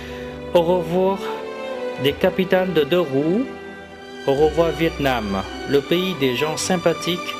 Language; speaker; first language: French; non-native, fluent; Vietnamese